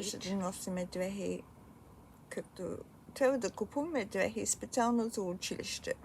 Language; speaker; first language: Bulgarian; early bilingual, heritage; Bulgarian